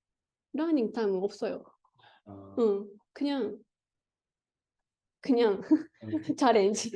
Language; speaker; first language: Korean; non-native, learner; Japanese